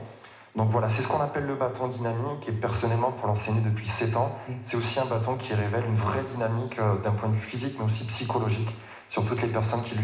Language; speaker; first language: French; native; French